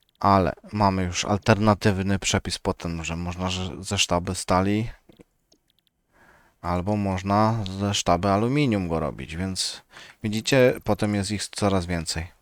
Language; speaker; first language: Polish; native; Polish